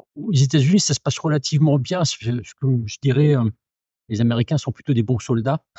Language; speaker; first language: French; native; French